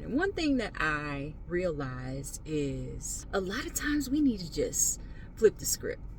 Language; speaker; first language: English; native; English